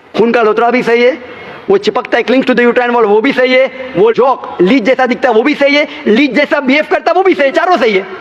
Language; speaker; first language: Hindi; non-native, local second language; Konkani